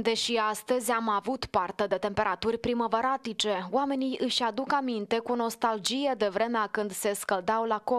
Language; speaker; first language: Romanian; native; Romanian